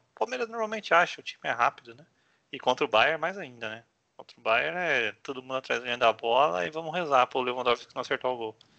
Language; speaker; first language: Portuguese; native; Portuguese